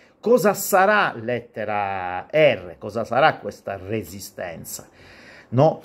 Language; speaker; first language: Italian; native; Italian